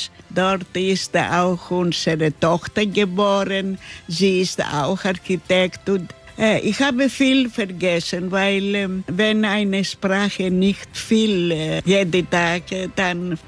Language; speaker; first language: German; non-native, learner; Greek